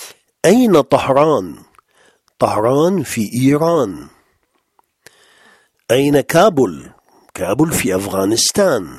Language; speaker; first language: Arabic; non-native, fluent; French